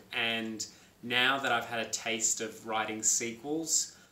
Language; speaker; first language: English; native; English